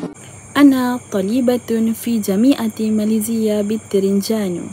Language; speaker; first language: Arabic; non-native, learner; Malay